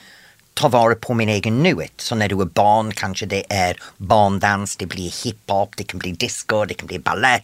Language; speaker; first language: Swedish; non-native, fluent; English